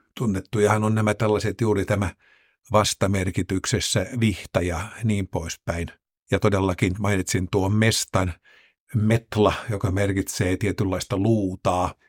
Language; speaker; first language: Finnish; native; Finnish